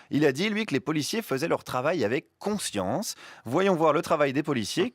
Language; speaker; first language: French; native; French